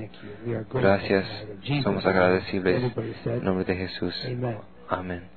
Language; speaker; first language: Spanish; non-native, learner; English